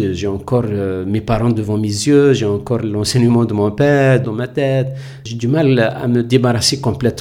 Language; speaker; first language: French; non-native, local second language; Arabic